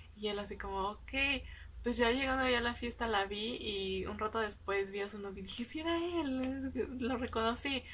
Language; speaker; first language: Spanish; native; Spanish